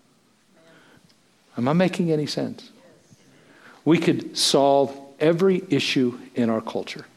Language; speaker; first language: English; native; English